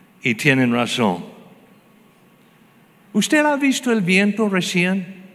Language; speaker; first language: Spanish; non-native, fluent; English